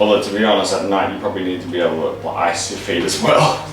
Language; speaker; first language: English; native; English